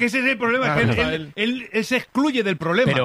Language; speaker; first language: Spanish; native; Spanish